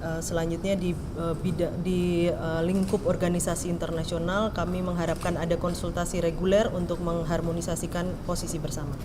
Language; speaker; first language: Indonesian; native; Indonesian